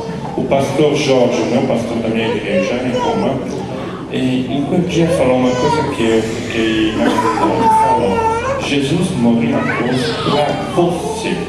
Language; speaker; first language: Portuguese; non-native, learner; Italian